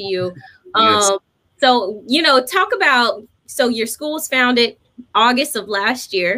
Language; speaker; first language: English; native; English